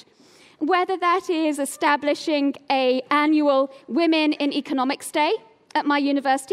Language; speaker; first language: English; native; English